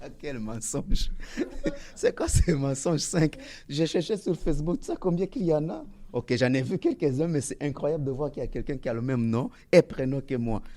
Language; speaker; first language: French; native; French